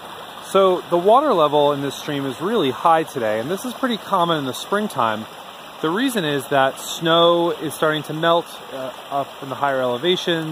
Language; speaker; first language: English; native; English